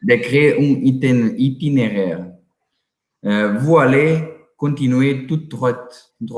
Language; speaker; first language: French; non-native, learner; Portuguese